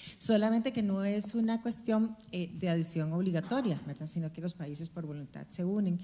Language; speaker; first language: Spanish; native; Spanish